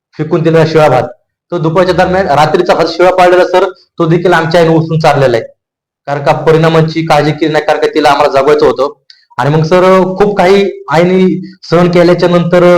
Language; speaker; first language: Marathi; native; Marathi